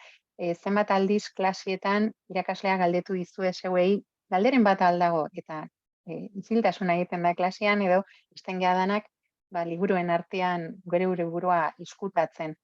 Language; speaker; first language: Basque; non-native, local second language; Spanish